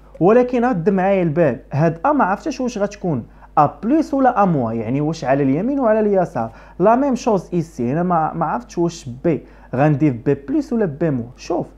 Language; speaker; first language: Arabic; native; Arabic